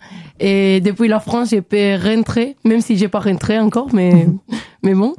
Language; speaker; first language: French; non-native, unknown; Spanish